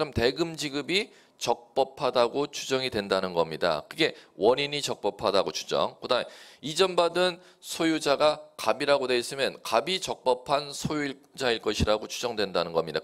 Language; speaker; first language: Korean; native; Korean